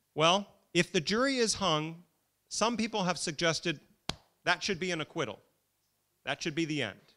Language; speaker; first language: English; native; English